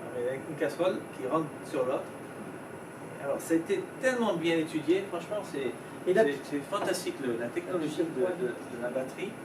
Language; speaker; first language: French; native; French